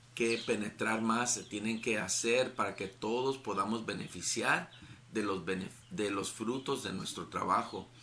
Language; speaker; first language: Spanish; native; Spanish